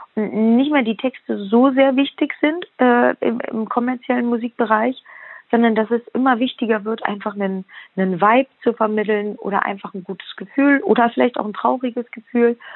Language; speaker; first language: German; native; German